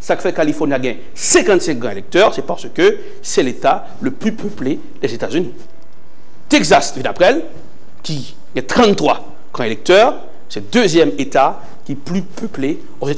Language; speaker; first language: French; non-native, local second language; Haitian Creole